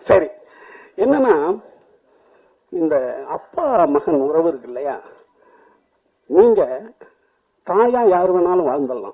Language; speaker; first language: Tamil; native; Tamil